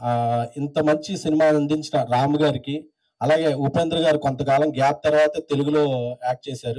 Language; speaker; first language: Telugu; native; Telugu